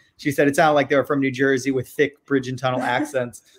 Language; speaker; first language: English; native; English